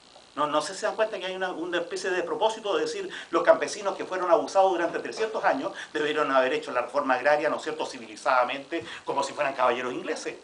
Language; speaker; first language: Spanish; native; Spanish